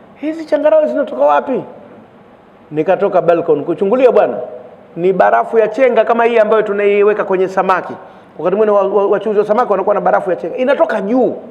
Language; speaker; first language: Swahili; native; Swahili